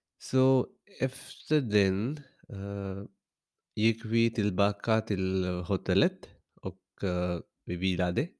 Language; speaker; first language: Swedish; non-native, learner; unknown